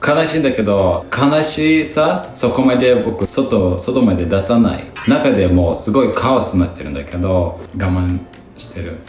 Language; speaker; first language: Japanese; non-native, fluent; Lithuanian